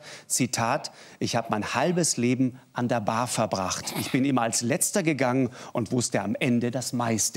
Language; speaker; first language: German; native; German